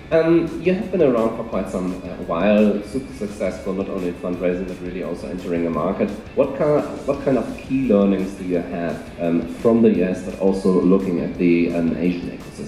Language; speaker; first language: English; non-native, fluent; German